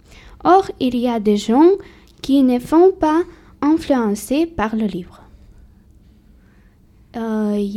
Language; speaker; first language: French; non-native, learner; Tamil